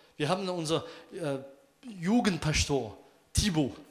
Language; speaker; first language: German; non-native, fluent; French